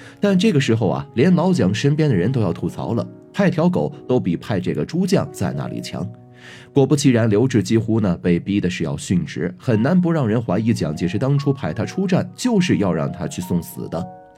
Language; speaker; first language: Chinese; native; Chinese